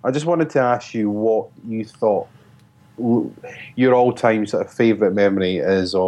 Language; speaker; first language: English; native; English